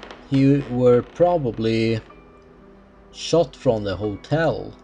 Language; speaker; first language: English; non-native, fluent; Swedish